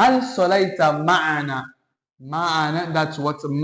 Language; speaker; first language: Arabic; non-native, fluent; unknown